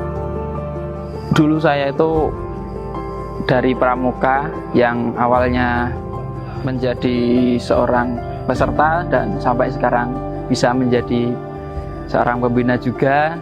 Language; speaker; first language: Indonesian; non-native, local second language; Javanese